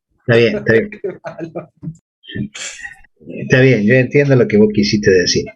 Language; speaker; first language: Spanish; native; Spanish